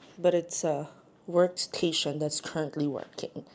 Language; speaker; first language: English; non-native, local second language; Filipino